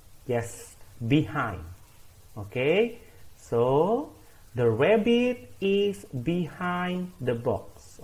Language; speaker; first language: English; non-native, fluent; Indonesian